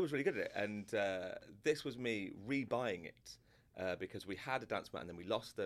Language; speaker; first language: English; native; English